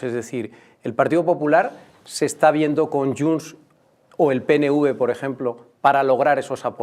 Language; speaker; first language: Spanish; native; Spanish